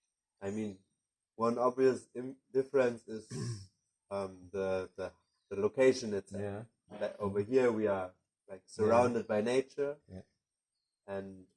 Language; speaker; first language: English; non-native, fluent; German